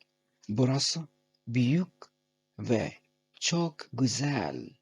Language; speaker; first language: Turkish; non-native, fluent; Urdu